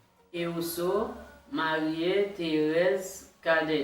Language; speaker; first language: Portuguese; non-native, learner; Haitian Creole